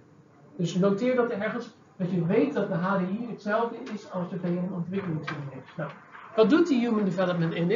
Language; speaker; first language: Dutch; native; Dutch